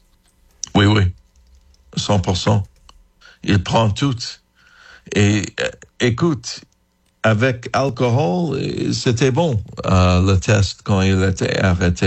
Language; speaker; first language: French; non-native, learner; English